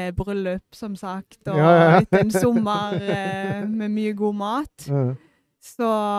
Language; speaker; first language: Norwegian; native; Norwegian